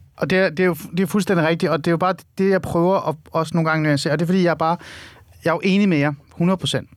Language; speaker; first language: Danish; early bilingual, other home language; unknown